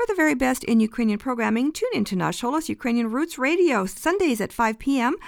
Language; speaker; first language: English; early bilingual, other home language; Ukrainian